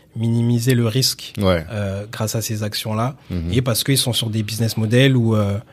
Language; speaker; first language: French; native; French